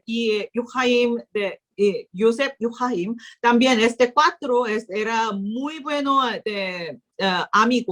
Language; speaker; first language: Spanish; non-native, learner; Korean